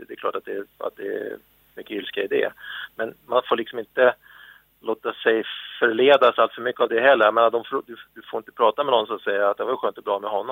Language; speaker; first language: Swedish; native; Swedish